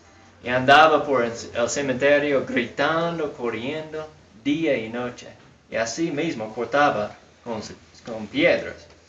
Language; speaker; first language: Spanish; non-native, fluent; English